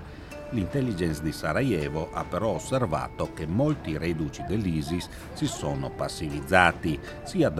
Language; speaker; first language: Italian; native; Italian